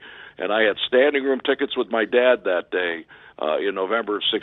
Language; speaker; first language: English; native; English